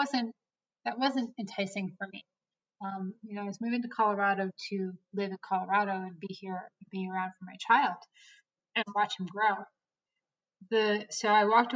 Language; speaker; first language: English; native; English